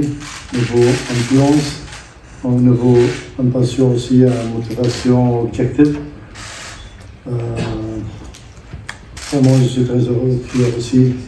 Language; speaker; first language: French; non-native, learner; Arabic